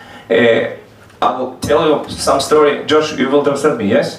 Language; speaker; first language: English; non-native, learner; Russian